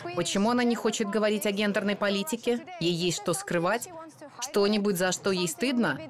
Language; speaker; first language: Russian; non-native, fluent; Swedish